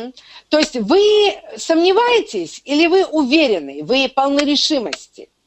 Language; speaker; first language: Russian; native; Russian